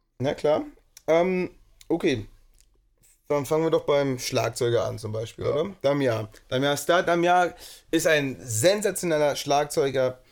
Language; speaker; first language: German; native; German